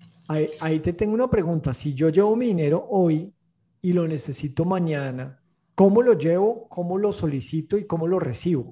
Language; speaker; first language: Spanish; native; Spanish